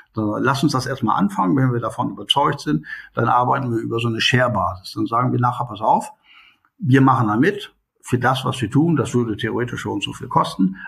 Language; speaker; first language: German; native; German